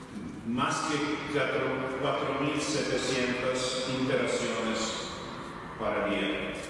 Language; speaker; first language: Spanish; non-native, fluent; Italian